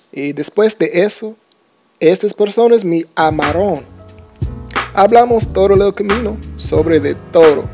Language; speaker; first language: Spanish; non-native, learner; English